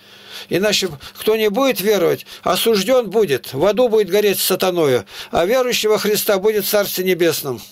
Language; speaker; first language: Russian; native; Russian